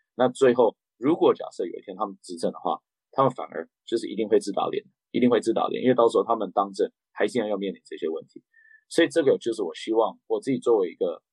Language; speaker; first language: Chinese; early bilingual, heritage; Chinese